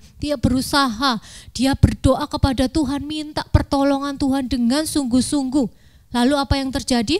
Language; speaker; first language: Indonesian; native; Indonesian